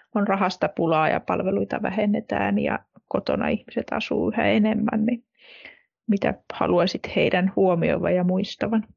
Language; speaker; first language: Finnish; native; Finnish